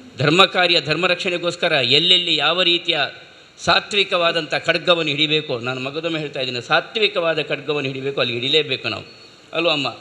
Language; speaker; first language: Kannada; native; Kannada